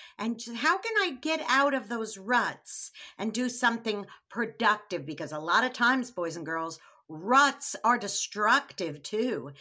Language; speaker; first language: English; native; English